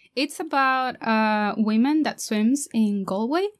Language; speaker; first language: English; non-native, fluent; Spanish